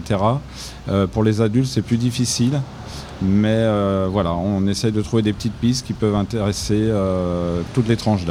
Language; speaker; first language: French; native; French